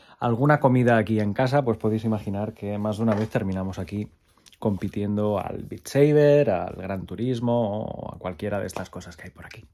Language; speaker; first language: Spanish; native; Spanish